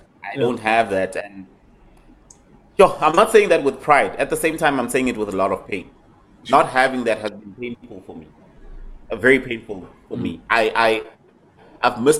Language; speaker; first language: English; native; English